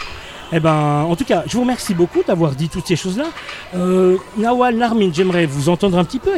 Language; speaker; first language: French; native; French